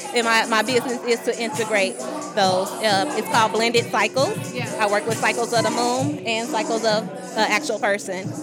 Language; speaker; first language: English; native; English